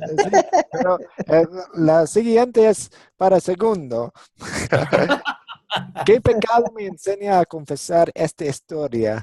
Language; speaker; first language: Spanish; non-native, fluent; English